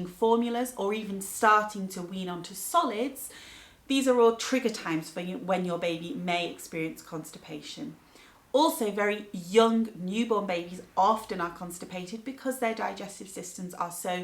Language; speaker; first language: English; native; English